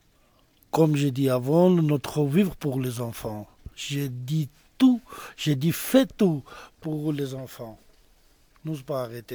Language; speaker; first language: French; non-native, learner; Georgian